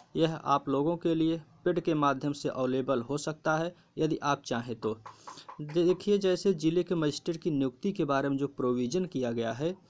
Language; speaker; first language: Hindi; native; Hindi